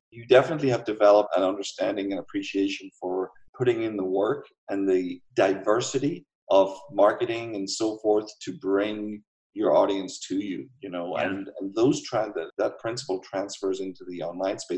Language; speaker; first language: English; native; English